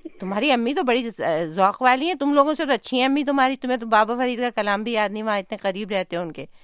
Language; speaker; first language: Urdu; native; Urdu